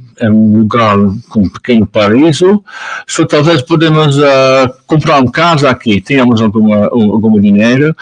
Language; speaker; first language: Portuguese; non-native, learner; Dutch